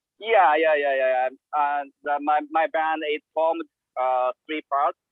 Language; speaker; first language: English; non-native, learner; Japanese